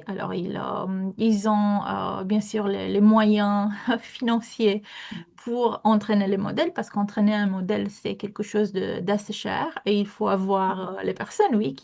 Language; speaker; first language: French; non-native, fluent; Romanian